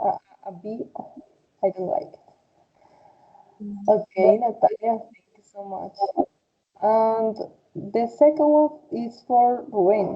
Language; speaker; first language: English; non-native, fluent; Spanish